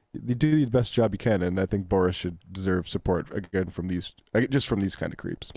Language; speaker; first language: English; native; English